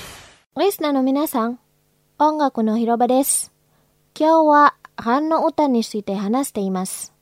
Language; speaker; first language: Japanese; non-native, fluent; Indonesian